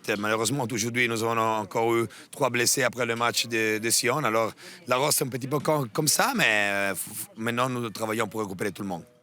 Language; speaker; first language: French; non-native, local second language; Italian